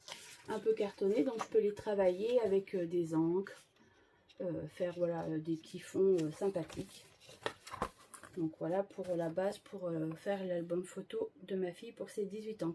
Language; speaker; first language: French; native; French